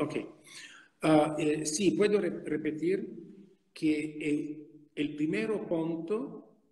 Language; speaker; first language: Spanish; non-native, fluent; Italian